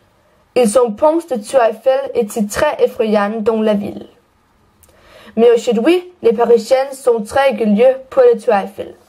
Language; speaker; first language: French; non-native, learner; Danish